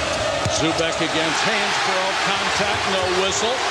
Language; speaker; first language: English; native; English